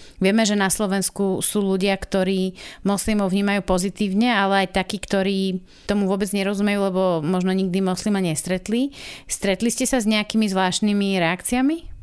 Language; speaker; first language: Slovak; native; Slovak